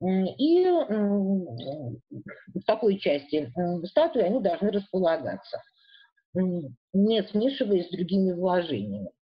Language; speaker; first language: Russian; native; Russian